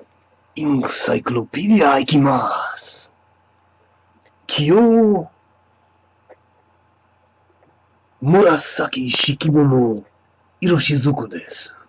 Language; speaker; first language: Japanese; non-native, learner; English